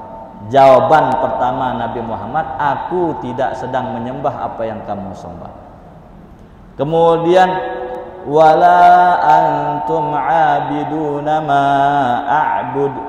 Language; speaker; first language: Indonesian; native; Indonesian